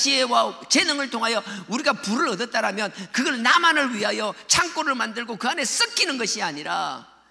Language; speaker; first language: Korean; native; Korean